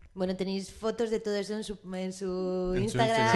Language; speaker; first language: Spanish; native; Spanish